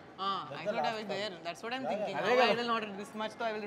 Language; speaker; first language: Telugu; non-native, local second language; Bangla